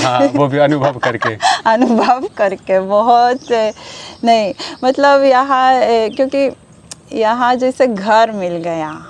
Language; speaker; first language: Hindi; native; Hindi